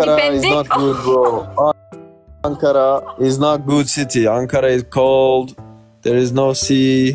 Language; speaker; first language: English; non-native, fluent; Turkish